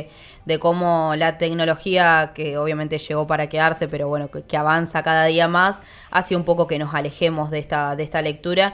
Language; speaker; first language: Spanish; native; Spanish